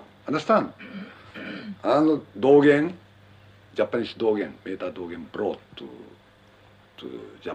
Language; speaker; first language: English; non-native, learner; Japanese